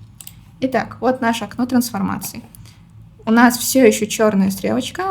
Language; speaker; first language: Russian; native; Russian